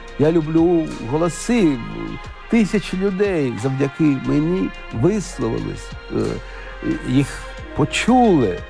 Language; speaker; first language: Ukrainian; non-native, local second language; Russian